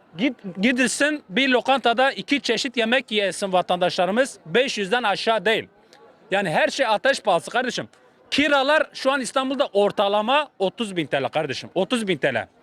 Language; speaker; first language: Turkish; native; Turkish